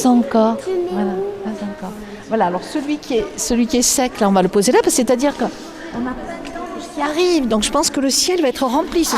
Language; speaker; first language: French; native; French